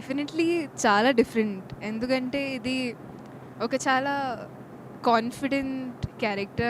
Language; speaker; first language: Telugu; non-native, fluent; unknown